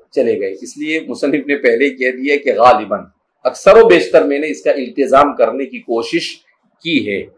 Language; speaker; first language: Urdu; native; Urdu